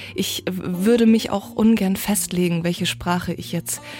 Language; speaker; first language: German; non-native, local second language; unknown